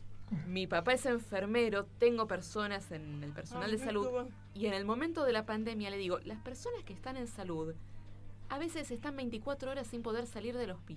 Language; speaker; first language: Spanish; native; Spanish